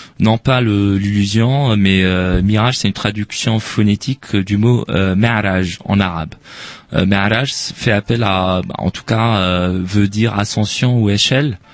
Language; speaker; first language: French; non-native, local second language; Arabic